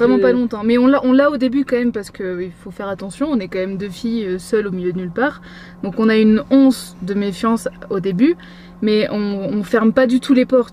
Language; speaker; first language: French; native; French